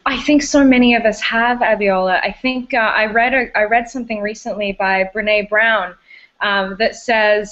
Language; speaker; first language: English; native; English